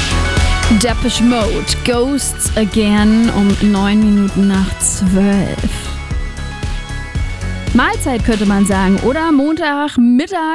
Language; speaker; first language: German; native; German